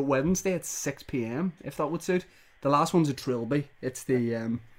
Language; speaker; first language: English; native; English